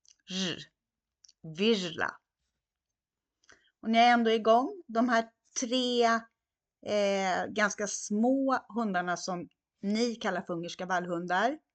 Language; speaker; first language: Swedish; non-native, fluent; Hungarian